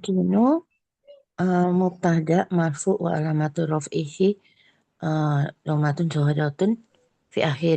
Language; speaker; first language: Arabic; non-native, learner; Indonesian